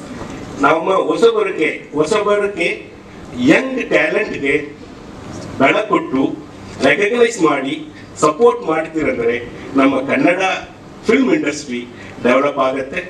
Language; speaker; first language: Kannada; non-native, learner; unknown